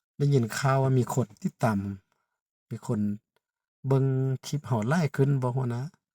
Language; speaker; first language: Lao; native; Lao